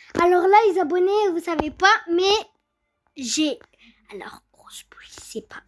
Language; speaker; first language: French; native; French